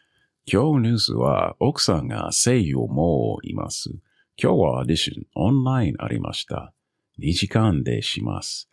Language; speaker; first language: Japanese; non-native, learner; English